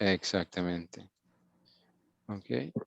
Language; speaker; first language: Spanish; non-native, fluent; English